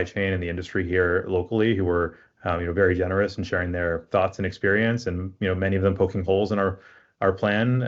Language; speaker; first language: English; native; English